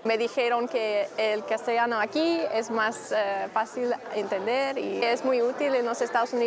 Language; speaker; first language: Spanish; non-native, learner; English